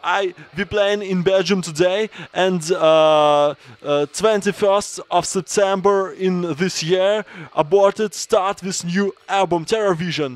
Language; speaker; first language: English; non-native, learner; Russian